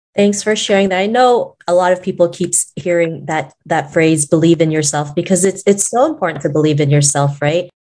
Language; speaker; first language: English; native; English